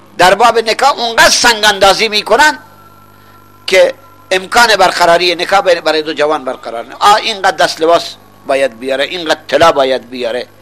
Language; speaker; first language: Persian; non-native, local second language; Baluchi